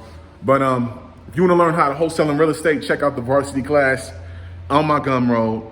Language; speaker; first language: English; native; English